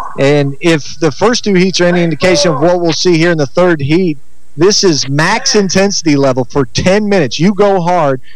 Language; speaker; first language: English; native; English